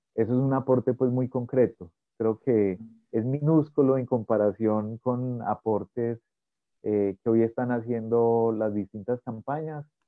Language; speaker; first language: Spanish; native; Spanish